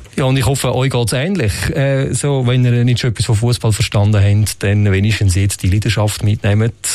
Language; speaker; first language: German; native; German